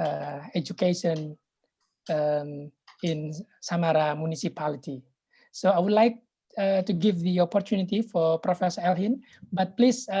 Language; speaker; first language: English; non-native, fluent; Indonesian